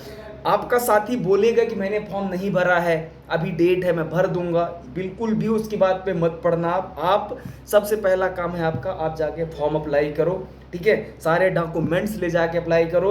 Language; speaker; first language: Hindi; native; Hindi